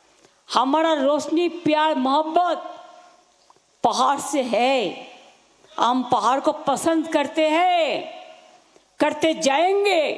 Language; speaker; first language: Hindi; non-native, local second language; Bangla